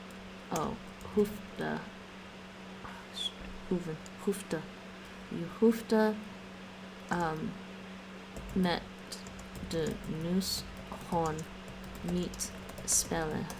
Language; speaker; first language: Dutch; non-native, learner; English